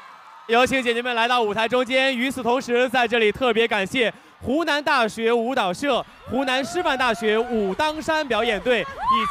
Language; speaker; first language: Chinese; native; Chinese